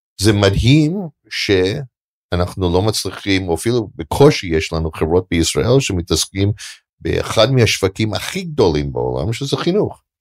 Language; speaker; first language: Hebrew; non-native, fluent; English